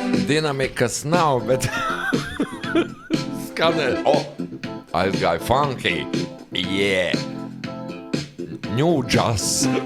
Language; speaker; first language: Latvian; native; Latvian